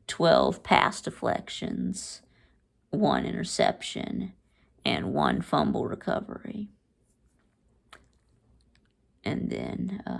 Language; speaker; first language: English; native; English